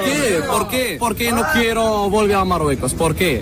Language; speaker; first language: Spanish; non-native, learner; Arabic